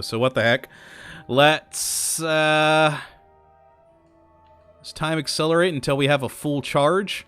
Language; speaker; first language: English; native; English